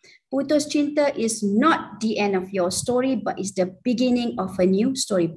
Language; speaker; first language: English; non-native, local second language; Malay